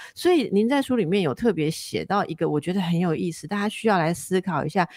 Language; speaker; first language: Chinese; native; Chinese